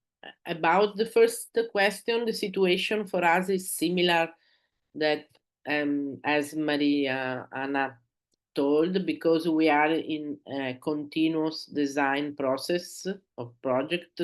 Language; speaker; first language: English; non-native, learner; Italian